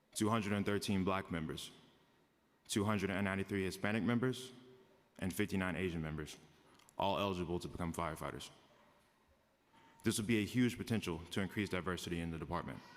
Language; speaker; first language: English; native; English